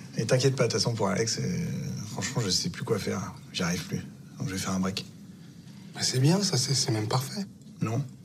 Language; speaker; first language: French; early bilingual, other home language; Portuguese